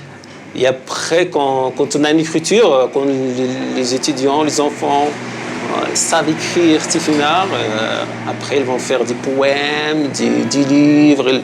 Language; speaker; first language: French; non-native, local second language; Berber languages